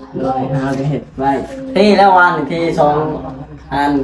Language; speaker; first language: Thai; non-native, local second language; Lao